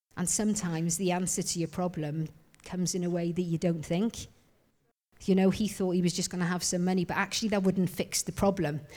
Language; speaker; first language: English; native; English